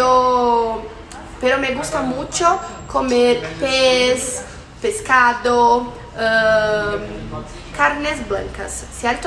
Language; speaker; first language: Spanish; non-native, fluent; Portuguese